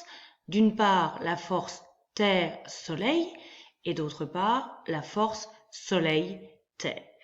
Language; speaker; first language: French; native; French